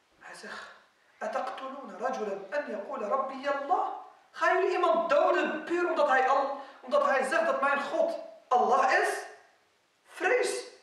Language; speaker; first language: Dutch; non-native, fluent; Arabic